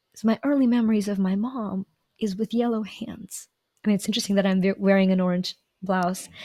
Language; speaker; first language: English; non-native, fluent; Ukrainian